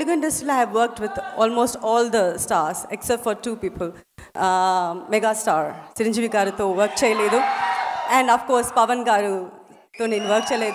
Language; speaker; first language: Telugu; non-native, fluent; Tamil